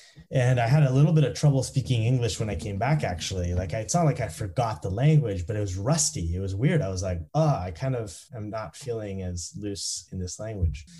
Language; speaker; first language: English; native; English